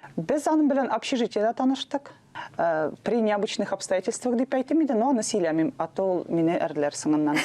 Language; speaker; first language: Tatar; non-native, local second language; Russian